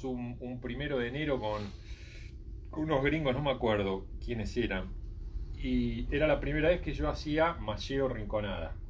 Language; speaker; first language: Spanish; native; Spanish